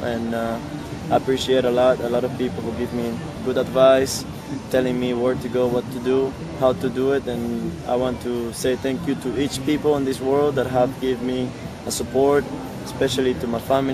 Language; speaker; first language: English; non-native, fluent; Spanish